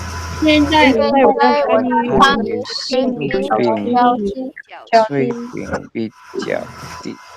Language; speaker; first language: Chinese; non-native, learner; Indonesian